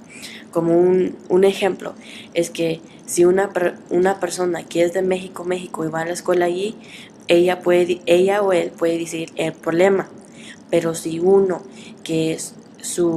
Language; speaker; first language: Spanish; early bilingual, heritage; Spanish